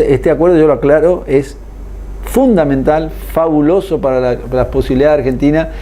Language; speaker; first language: Spanish; native; Spanish